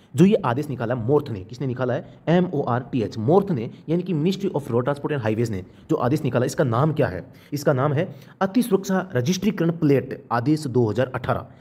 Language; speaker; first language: Hindi; native; Hindi